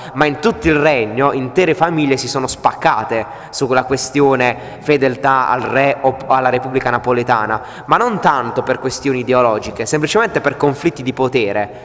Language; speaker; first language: Italian; native; Italian